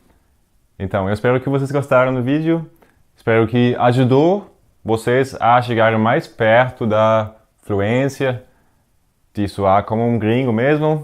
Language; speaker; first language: Portuguese; non-native, fluent; Danish